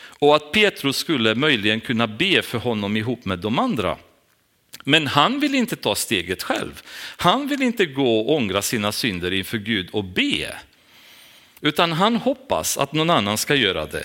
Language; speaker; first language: Swedish; non-native, fluent; Romanian